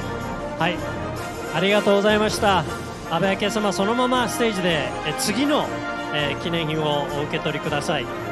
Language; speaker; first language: Japanese; native; Japanese